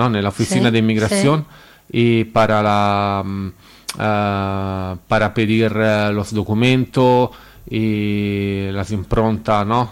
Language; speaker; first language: Spanish; non-native, learner; Italian